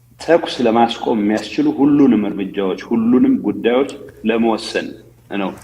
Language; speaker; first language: Amharic; non-native, local second language; Tigrinya